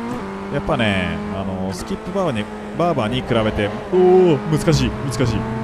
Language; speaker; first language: Japanese; native; Japanese